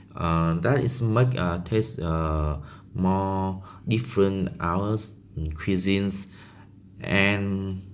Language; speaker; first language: English; non-native, learner; Vietnamese